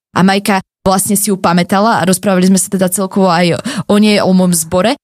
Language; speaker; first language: Slovak; native; Slovak